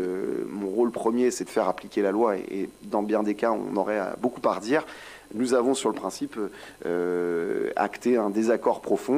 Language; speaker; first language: French; native; French